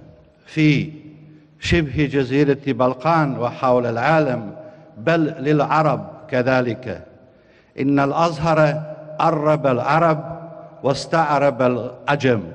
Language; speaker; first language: Arabic; non-native, fluent; Bosnian